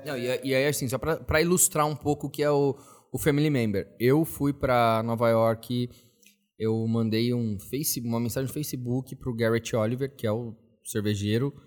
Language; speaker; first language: Portuguese; native; Portuguese